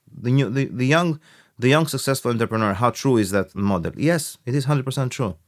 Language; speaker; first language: English; early bilingual, other home language; Albanian